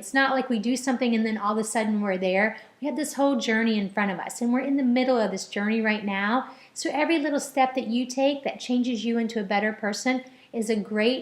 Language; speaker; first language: English; native; English